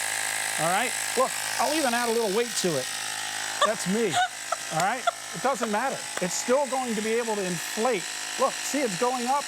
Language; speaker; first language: English; native; English